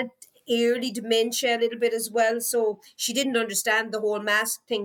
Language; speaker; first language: English; native; English